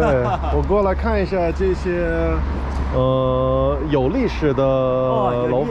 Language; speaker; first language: Chinese; non-native, fluent; English